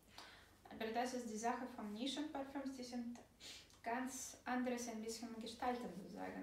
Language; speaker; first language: German; non-native, fluent; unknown